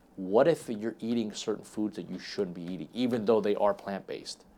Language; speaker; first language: English; native; English